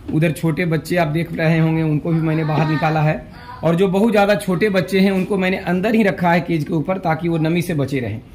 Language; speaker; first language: Hindi; native; Hindi